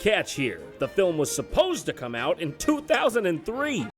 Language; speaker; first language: English; native; English